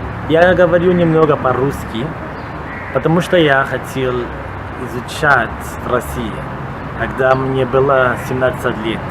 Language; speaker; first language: Russian; non-native, learner; Portuguese